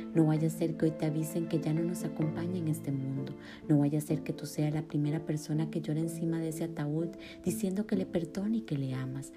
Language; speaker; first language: Spanish; native; Spanish